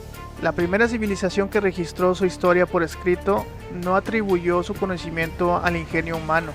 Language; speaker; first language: Spanish; native; Spanish